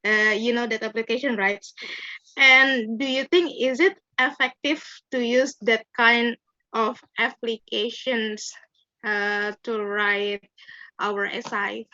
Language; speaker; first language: English; non-native, learner; Indonesian